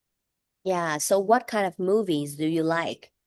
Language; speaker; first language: English; non-native, fluent; Vietnamese